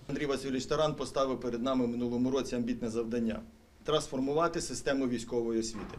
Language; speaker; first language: Ukrainian; native; Ukrainian